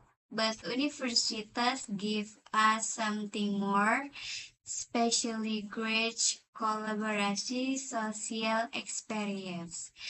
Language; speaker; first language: English; non-native, learner; Indonesian